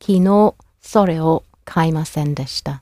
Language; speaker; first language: Japanese; non-native, fluent; English